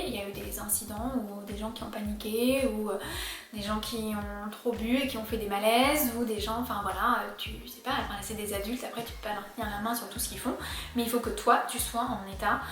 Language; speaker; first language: French; native; French